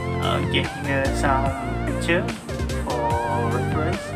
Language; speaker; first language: English; non-native, learner; Malay